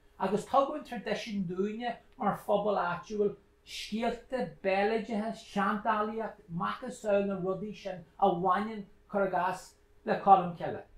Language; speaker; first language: Irish; native; Irish